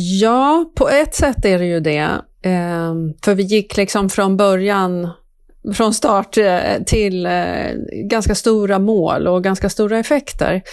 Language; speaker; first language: Swedish; native; Swedish